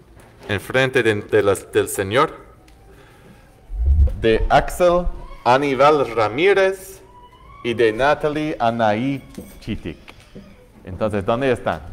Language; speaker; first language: Spanish; non-native, fluent; English